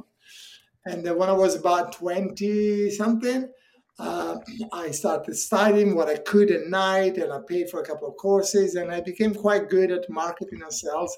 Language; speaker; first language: English; non-native, fluent; Italian